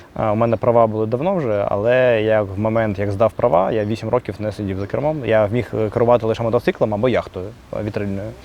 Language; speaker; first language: Ukrainian; native; Ukrainian